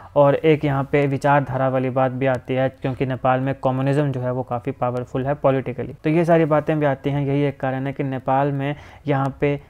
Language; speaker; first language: Hindi; native; Hindi